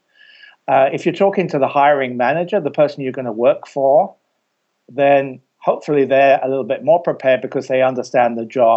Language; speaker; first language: English; native; English